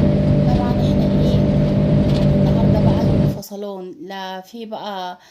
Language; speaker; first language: Arabic; native; Arabic